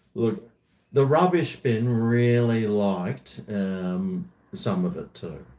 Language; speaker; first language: English; native; English